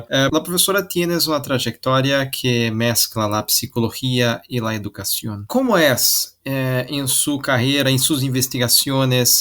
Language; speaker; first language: Portuguese; non-native, learner; Spanish